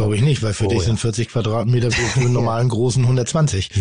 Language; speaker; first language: German; native; German